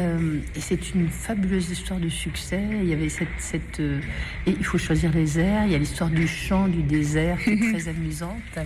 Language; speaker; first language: French; native; French